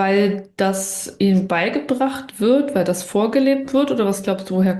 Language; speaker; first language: German; native; German